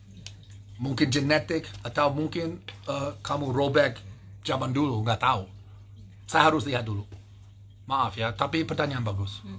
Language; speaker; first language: Indonesian; non-native, learner; English